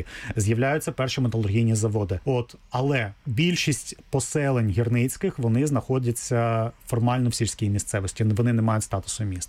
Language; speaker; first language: Ukrainian; native; Ukrainian